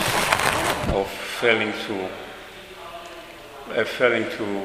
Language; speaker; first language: English; non-native, local second language; Swahili